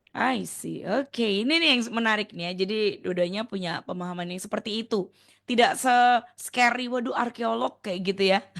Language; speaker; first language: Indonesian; native; Indonesian